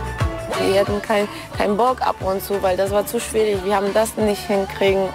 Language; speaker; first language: German; non-native, learner; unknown